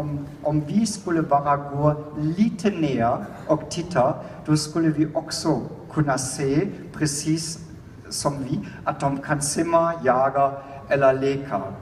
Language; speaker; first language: Swedish; non-native, fluent; German